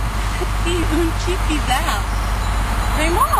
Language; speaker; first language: French; non-native, learner; English